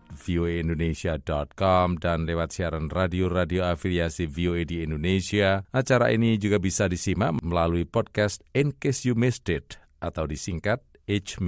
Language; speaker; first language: Indonesian; native; Indonesian